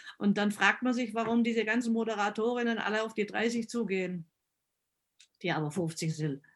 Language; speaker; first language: German; early bilingual, other home language; Italian